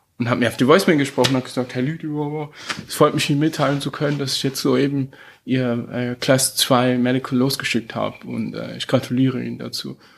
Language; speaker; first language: German; early bilingual, heritage; German